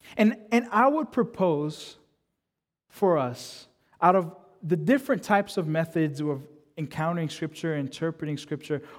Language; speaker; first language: English; native; English